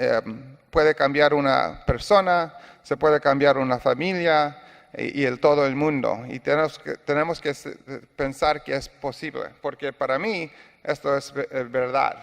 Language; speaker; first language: Spanish; non-native, learner; English